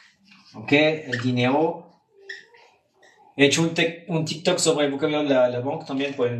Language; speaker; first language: Spanish; non-native, fluent; French